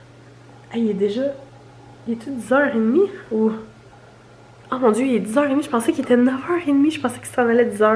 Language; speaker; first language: French; native; French